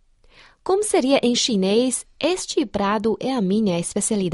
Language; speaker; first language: Portuguese; non-native, fluent; Chinese